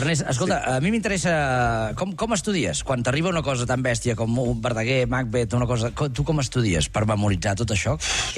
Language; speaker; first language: Catalan; native; Catalan